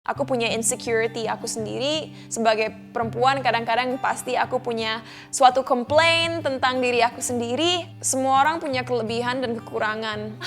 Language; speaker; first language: Indonesian; early bilingual, other home language; English